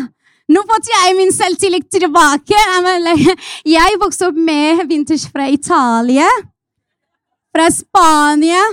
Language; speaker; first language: Norwegian; non-native, fluent; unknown